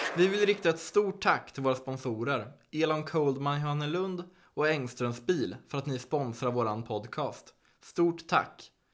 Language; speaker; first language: Swedish; native; Swedish